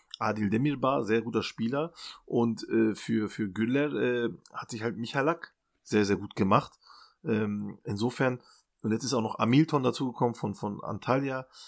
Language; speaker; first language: German; early bilingual, other home language; Turkish